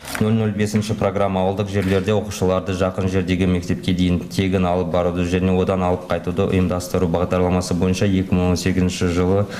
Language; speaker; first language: Kazakh; native; Kazakh